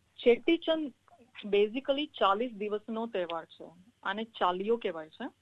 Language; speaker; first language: Gujarati; non-native, local second language; Sindhi